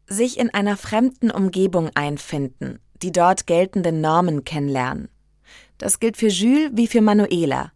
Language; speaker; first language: German; native; German